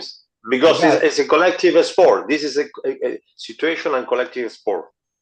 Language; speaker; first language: English; non-native, learner; Spanish